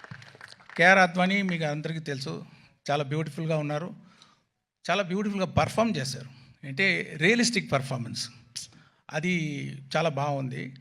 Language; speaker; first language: Telugu; non-native, fluent; Tamil